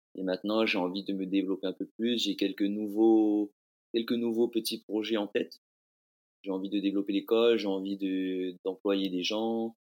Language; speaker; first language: French; native; French